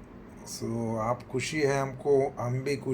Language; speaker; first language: Hindi; non-native, local second language; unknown